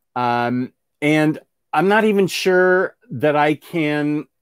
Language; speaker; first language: English; native; English